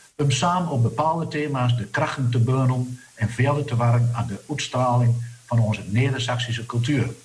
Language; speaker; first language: Dutch; non-native, local second language; Low German